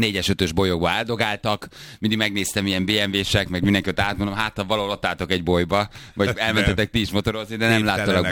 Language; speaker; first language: Hungarian; native; Hungarian